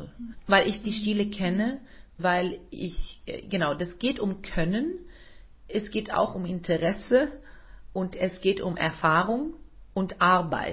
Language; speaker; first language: German; non-native, fluent; Norwegian